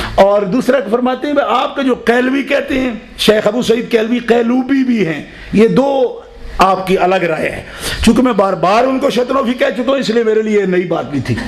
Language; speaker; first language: Urdu; non-native, local second language; Punjabi